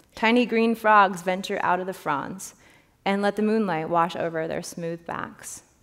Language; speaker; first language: English; native; English